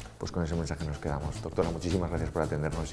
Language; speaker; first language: Spanish; native; Spanish